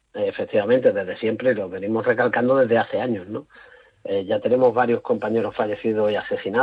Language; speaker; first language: Spanish; native; Spanish